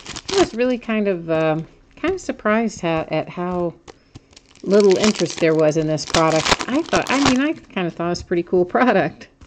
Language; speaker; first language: English; native; English